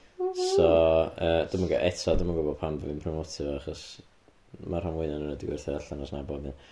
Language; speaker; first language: Welsh; native; Welsh